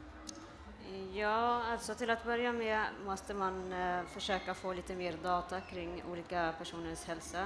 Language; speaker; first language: Swedish; early bilingual, other home language; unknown